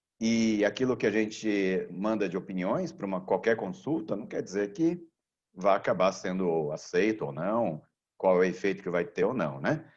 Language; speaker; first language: Portuguese; native; Portuguese